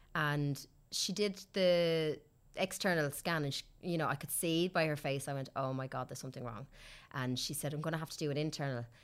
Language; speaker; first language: English; native; English